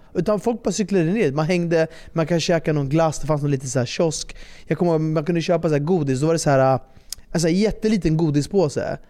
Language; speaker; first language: Swedish; early bilingual, other home language; Persian